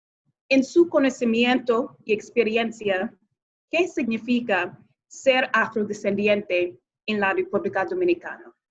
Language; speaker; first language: Spanish; non-native, fluent; English